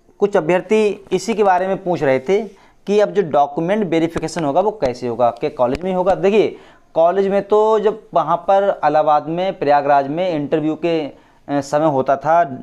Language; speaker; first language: Hindi; native; Hindi